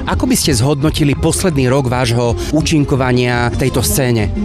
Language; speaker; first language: Slovak; native; Slovak